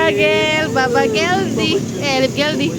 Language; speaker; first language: Turkish; non-native, learner; Indonesian